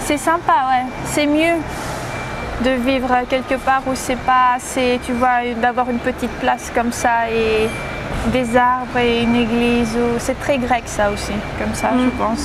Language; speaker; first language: French; early bilingual, heritage; French